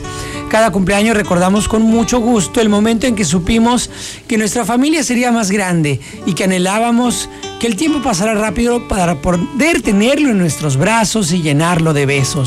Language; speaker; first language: Spanish; native; Spanish